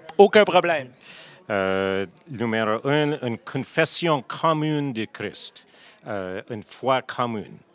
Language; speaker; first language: French; non-native, local second language; English